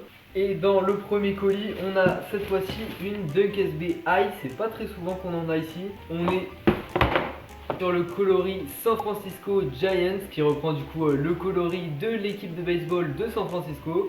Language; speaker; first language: French; native; French